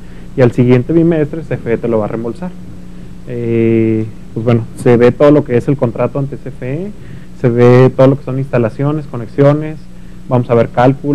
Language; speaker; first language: Spanish; native; Spanish